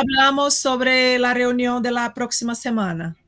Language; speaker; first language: Spanish; non-native, fluent; Portuguese